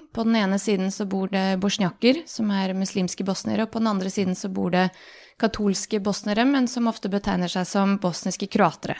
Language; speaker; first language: Norwegian; early bilingual, other home language; Bosnian